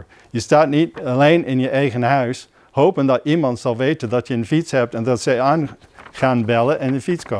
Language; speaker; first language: Dutch; non-native, fluent; English